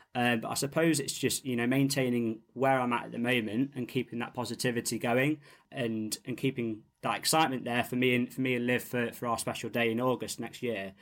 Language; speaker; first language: English; native; English